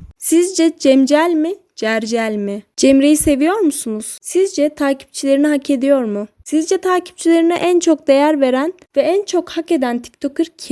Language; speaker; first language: Turkish; native; Turkish